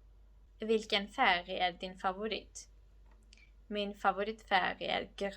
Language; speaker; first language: Swedish; non-native, fluent; Georgian